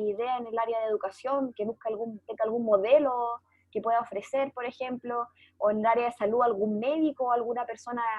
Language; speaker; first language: Spanish; native; Spanish